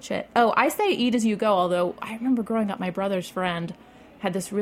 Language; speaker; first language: English; native; English